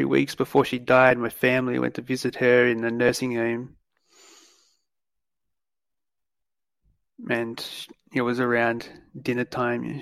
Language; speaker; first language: English; native; English